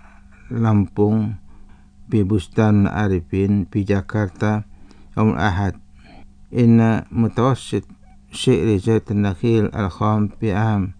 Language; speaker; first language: Arabic; non-native, fluent; Indonesian